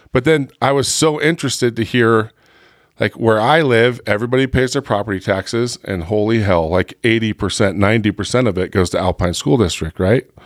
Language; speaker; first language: English; native; English